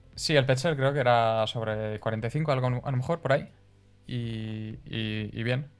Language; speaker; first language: Spanish; non-native, fluent; Hungarian